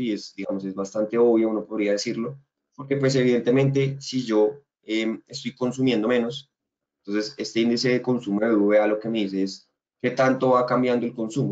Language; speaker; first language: Spanish; native; Spanish